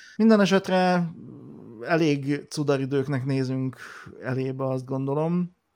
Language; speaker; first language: Hungarian; native; Hungarian